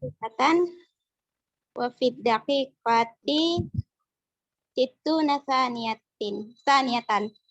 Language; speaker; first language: Arabic; non-native, learner; Indonesian